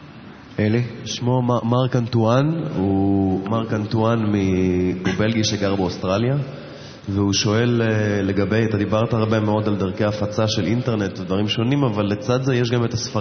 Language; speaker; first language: Hebrew; native; Hebrew